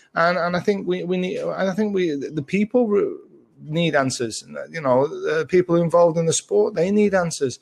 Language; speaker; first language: English; early bilingual, other home language; Maltese